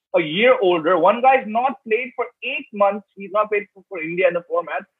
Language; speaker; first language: English; native; English